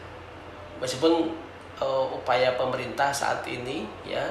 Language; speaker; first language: Indonesian; native; Indonesian